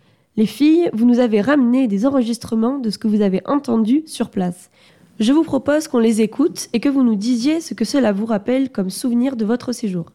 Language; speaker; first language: French; native; French